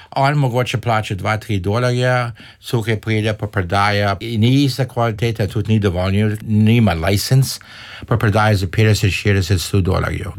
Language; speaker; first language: Slovenian; early bilingual, heritage; Slovenian